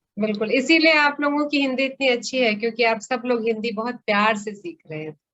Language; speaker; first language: Hindi; native; Hindi